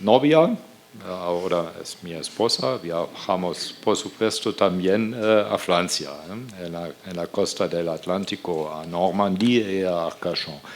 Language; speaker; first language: Spanish; non-native, fluent; German